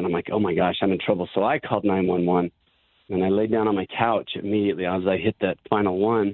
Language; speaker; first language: English; native; English